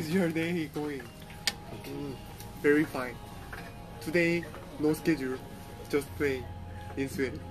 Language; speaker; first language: English; non-native, learner; Korean